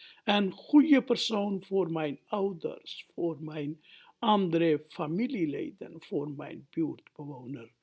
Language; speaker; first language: Dutch; non-native, fluent; Urdu